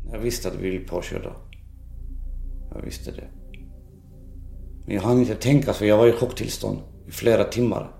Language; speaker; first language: Swedish; early bilingual, other home language; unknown